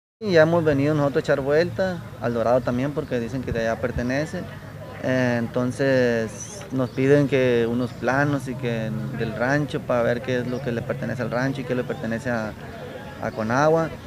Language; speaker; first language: Spanish; native; Spanish